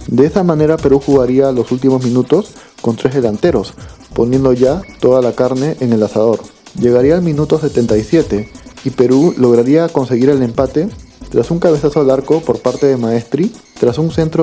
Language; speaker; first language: Spanish; native; Spanish